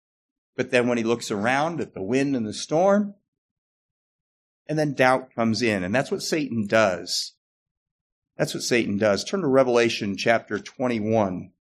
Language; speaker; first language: English; native; English